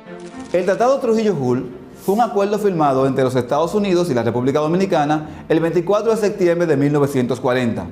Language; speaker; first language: Spanish; native; Spanish